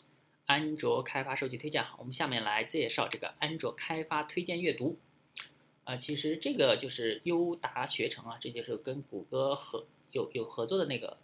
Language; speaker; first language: Chinese; native; Chinese